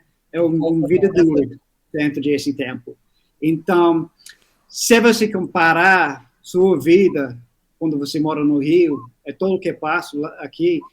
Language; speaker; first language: Portuguese; non-native, learner; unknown